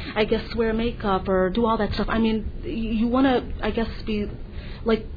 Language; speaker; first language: English; native; English